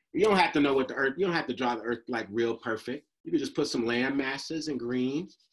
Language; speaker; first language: English; native; English